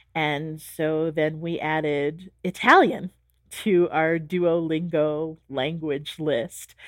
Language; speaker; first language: English; native; English